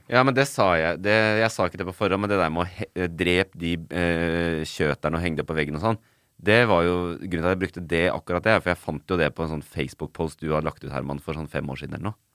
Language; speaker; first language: Norwegian; native; Norwegian